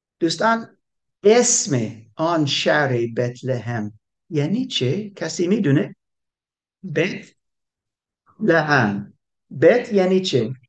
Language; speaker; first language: Persian; non-native, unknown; English